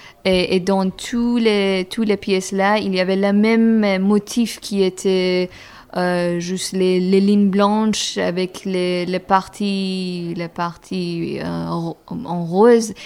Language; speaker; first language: French; non-native, fluent; Persian